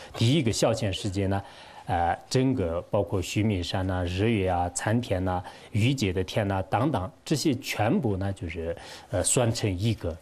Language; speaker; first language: Chinese; non-native, local second language; Tibetan